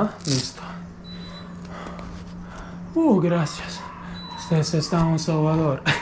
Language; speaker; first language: Spanish; non-native, learner; Croatian